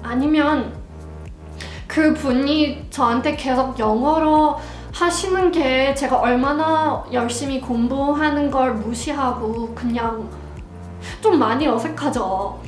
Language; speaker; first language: Korean; non-native, fluent; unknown